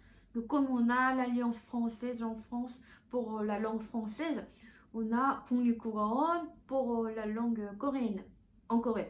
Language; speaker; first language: French; non-native, fluent; Korean